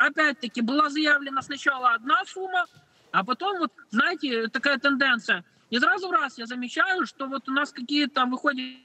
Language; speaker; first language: Russian; native; Russian